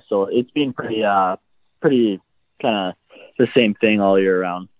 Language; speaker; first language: English; native; English